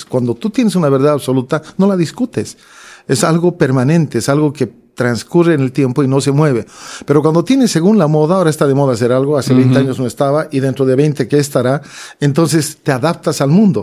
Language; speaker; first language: Spanish; native; Spanish